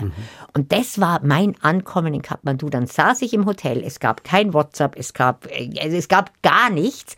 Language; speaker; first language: German; native; German